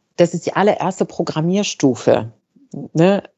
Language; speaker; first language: German; non-native, fluent; Arabic